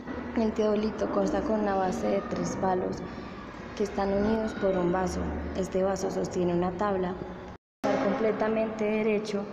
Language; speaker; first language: Spanish; native; Spanish